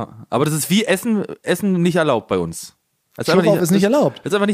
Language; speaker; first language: German; native; German